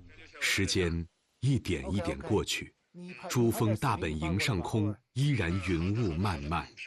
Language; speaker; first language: Chinese; native; Chinese